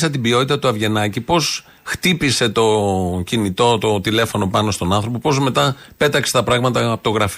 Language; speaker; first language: Greek; native; Greek